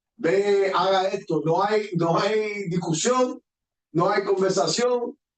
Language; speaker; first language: Spanish; early bilingual, heritage; Spanish